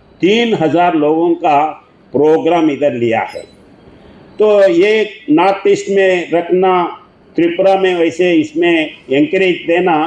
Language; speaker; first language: Hindi; non-native, local second language; Telugu